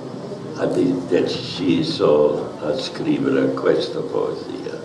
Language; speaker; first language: Italian; non-native, learner; English